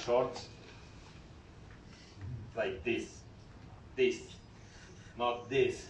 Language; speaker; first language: English; non-native, learner; Ukrainian